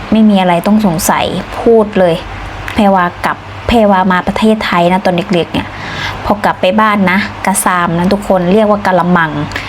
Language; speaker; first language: Thai; native; Thai